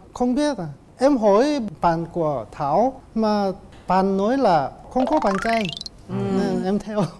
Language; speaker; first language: Vietnamese; non-native, learner; Korean